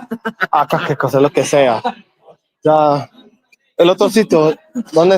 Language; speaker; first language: Spanish; non-native, learner; English